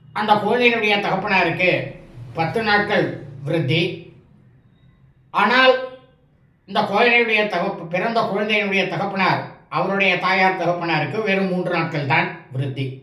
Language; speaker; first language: Tamil; native; Tamil